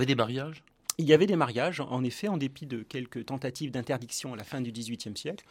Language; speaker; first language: French; native; French